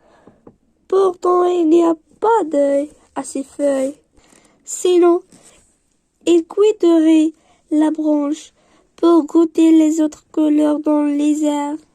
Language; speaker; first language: French; non-native, learner; Arabic